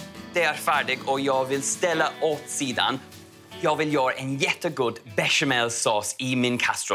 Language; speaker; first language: Swedish; non-native, learner; English